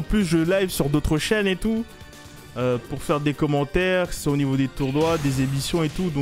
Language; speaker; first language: French; native; French